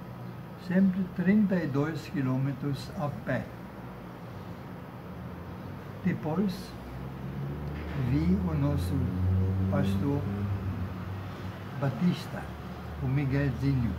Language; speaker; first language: Portuguese; non-native, fluent; German